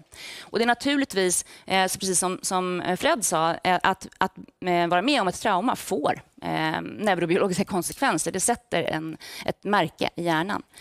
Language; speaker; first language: Swedish; native; Swedish